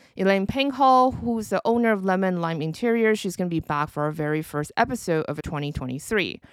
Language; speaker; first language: English; early bilingual, other home language; Chinese